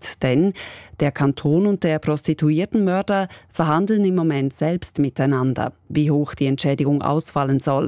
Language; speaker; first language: German; native; German